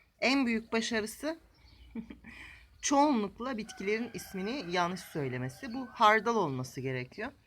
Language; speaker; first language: Turkish; native; Turkish